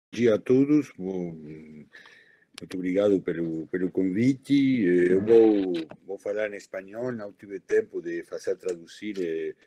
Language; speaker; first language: Portuguese; non-native, learner; Spanish